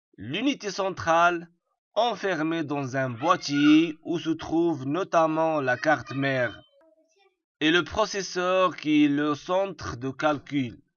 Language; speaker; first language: French; non-native, local second language; Arabic